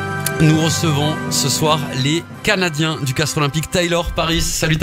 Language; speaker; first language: French; native; French